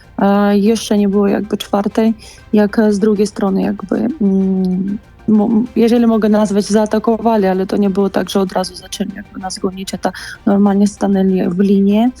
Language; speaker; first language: Polish; non-native, fluent; Georgian